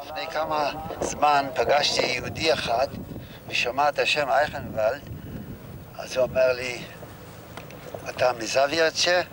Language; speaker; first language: Hebrew; non-native, fluent; Yiddish